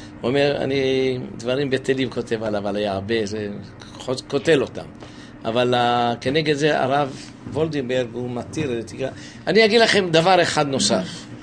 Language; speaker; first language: Hebrew; native; Hebrew